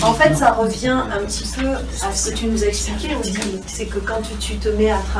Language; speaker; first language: French; native; French